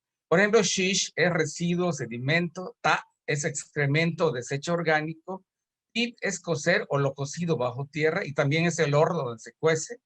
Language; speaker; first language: Spanish; native; Spanish